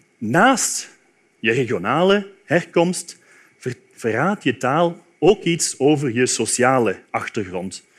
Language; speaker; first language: Dutch; native; Dutch